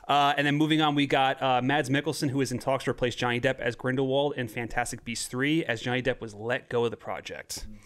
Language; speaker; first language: English; native; English